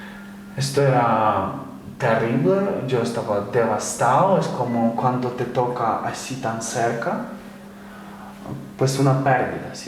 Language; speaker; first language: Spanish; non-native, fluent; Ukrainian